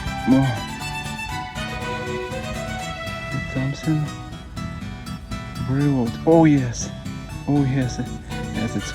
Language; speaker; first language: English; non-native, learner; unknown